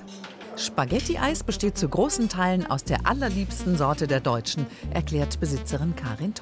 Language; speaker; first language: German; native; German